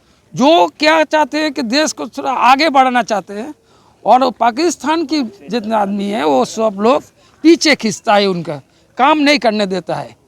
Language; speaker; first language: Hindi; non-native, local second language; Bangla